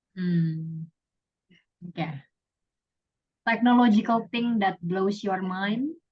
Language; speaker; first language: English; non-native, fluent; Indonesian